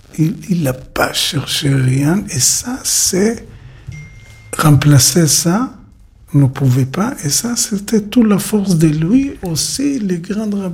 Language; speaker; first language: French; non-native, learner; Hebrew